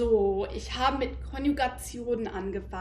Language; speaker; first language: German; non-native, fluent; English